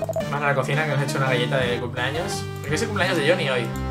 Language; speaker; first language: Spanish; native; Spanish